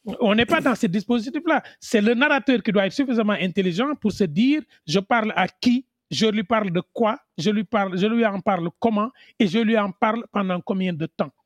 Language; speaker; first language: French; non-native, local second language; Wolof